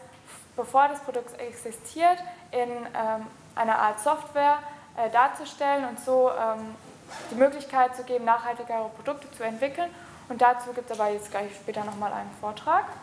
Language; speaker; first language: German; native; German